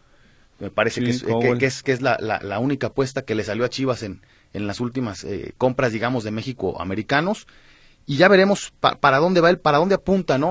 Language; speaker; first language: Spanish; native; Spanish